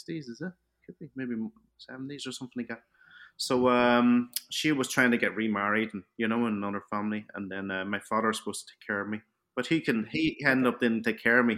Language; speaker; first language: English; early bilingual, other home language; Cantonese